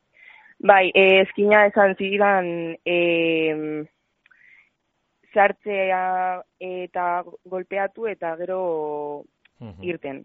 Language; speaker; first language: Basque; non-native, local second language; Spanish